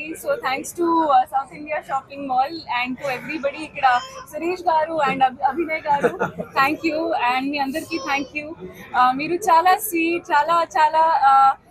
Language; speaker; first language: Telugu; non-native, learner; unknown